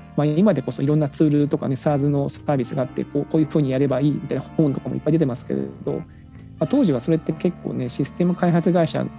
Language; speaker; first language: Japanese; native; Japanese